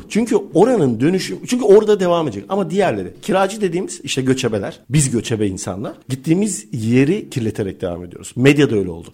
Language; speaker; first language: Turkish; native; Turkish